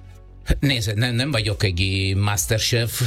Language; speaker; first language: Hungarian; non-native, fluent; Italian